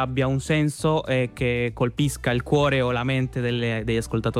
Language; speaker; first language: Italian; non-native, fluent; Spanish